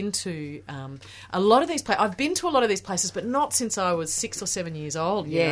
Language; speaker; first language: English; native; English